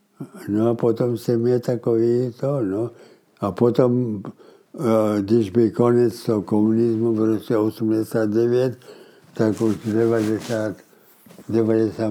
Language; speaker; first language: Czech; early bilingual, heritage; Czech